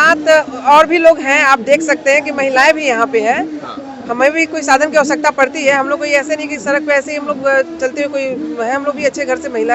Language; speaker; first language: Hindi; native; Hindi